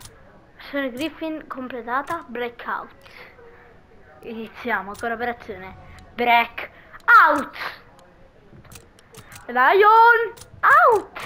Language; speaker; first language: Italian; native; Italian